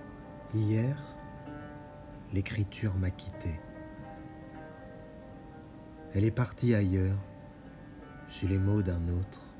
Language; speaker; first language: French; native; French